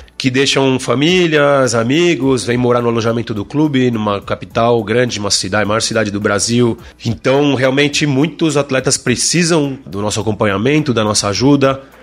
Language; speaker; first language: Portuguese; non-native, fluent; Spanish